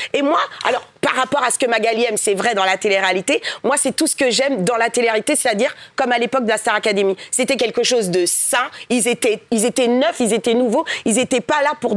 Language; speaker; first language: French; native; French